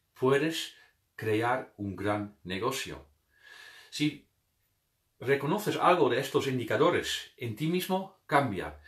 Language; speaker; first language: Spanish; non-native, fluent; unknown